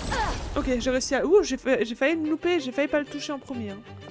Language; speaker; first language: French; native; French